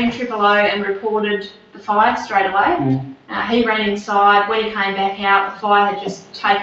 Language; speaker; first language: English; native; English